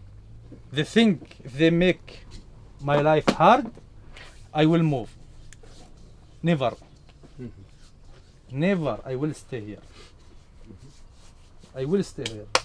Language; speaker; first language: English; non-native, learner; Arabic